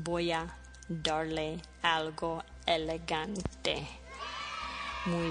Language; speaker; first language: Spanish; non-native, fluent; English